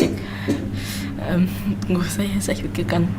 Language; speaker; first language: Indonesian; non-native, local second language; English